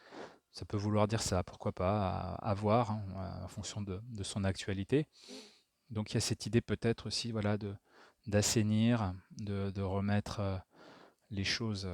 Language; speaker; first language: French; native; French